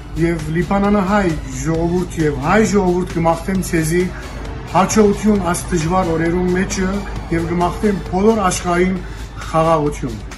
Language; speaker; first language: Armenian; native; Armenian